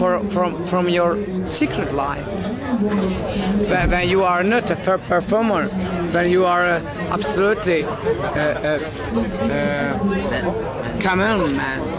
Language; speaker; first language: English; non-native, learner; Hungarian